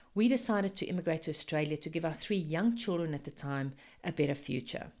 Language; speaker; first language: English; non-native, local second language; Afrikaans